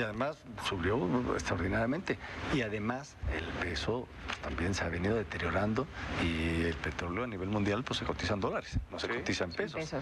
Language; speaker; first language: Spanish; native; Spanish